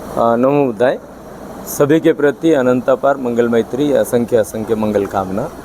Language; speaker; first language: Hindi; non-native, local second language; Marathi